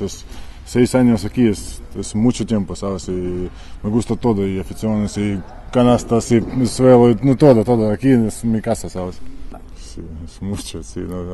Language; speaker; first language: Spanish; non-native, learner; Ukrainian